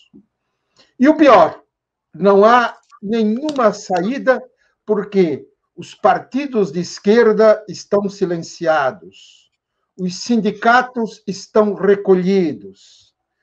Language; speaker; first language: Portuguese; native; Portuguese